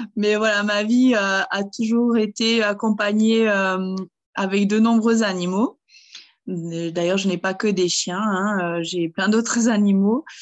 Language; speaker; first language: French; early bilingual, other home language; German